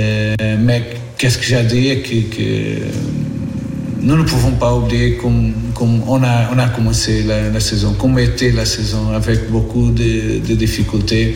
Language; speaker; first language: French; non-native, fluent; Portuguese